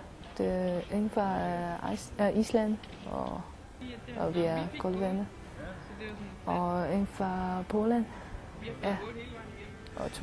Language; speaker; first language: Danish; non-native, learner; Chinese